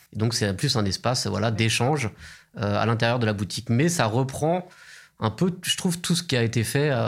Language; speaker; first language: French; native; French